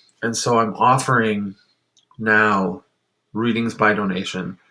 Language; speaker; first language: English; native; English